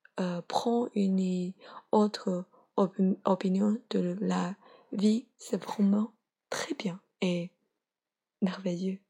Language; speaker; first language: French; non-native, learner; Chinese